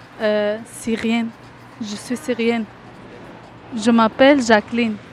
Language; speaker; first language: French; non-native, learner; Arabic